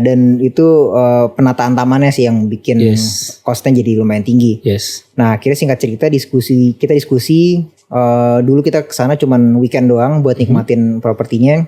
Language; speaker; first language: Indonesian; native; Indonesian